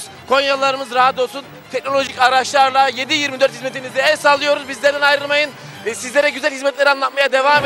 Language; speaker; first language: Turkish; native; Turkish